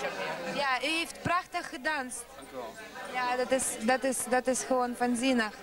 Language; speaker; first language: Dutch; non-native, fluent; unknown